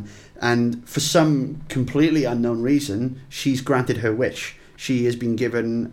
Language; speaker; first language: English; native; English